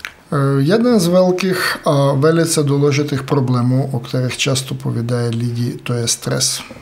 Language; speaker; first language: Czech; non-native, fluent; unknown